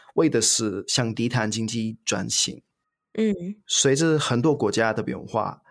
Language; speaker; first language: Chinese; non-native, fluent; English